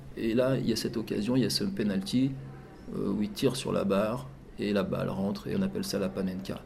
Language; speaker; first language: French; native; French